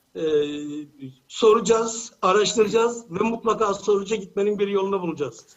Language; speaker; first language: Turkish; native; Turkish